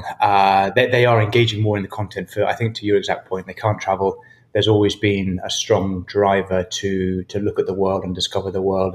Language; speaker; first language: English; native; English